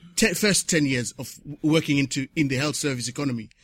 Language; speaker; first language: English; non-native, local second language; Shona